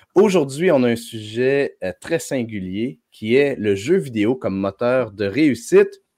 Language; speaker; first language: French; native; French